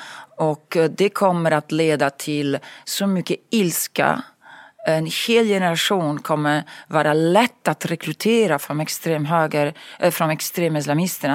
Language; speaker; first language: Swedish; non-native, fluent; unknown